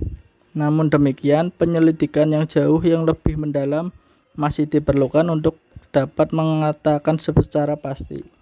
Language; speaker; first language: Indonesian; native; Indonesian